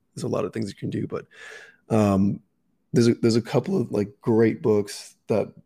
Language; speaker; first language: English; native; English